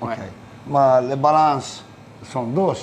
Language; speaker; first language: French; non-native, learner; Italian